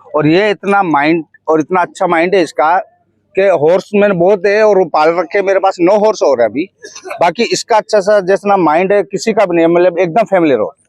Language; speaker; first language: Hindi; native; Hindi